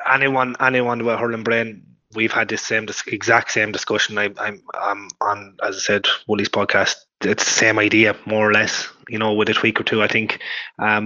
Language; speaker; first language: English; native; English